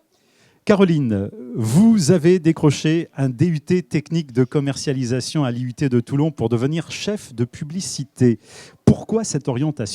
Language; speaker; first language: French; native; French